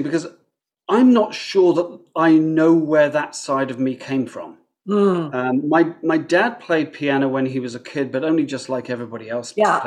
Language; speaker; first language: English; native; English